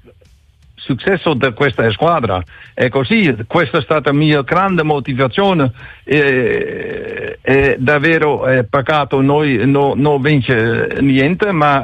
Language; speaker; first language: Italian; non-native, learner; Dutch